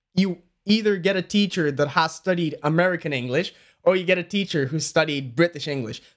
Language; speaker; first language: English; non-native, fluent; Bulgarian